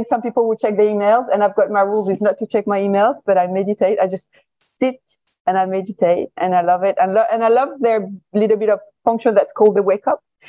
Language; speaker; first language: English; non-native, fluent; French